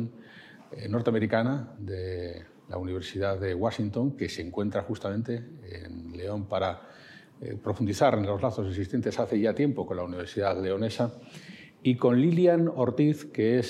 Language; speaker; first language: Spanish; native; Spanish